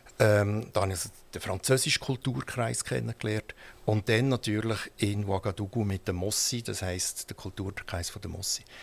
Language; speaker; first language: German; early bilingual, heritage; German